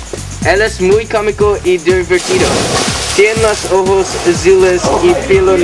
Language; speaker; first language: Spanish; non-native, learner; English